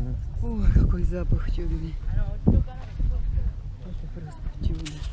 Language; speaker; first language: Russian; non-native, local second language; Estonian